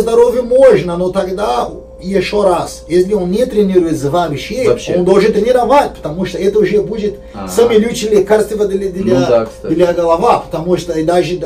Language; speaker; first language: Russian; non-native, learner; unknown